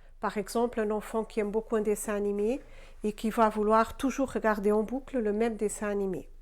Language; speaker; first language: French; non-native, fluent; Portuguese